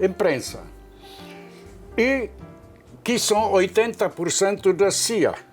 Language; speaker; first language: Portuguese; non-native, fluent; Arabic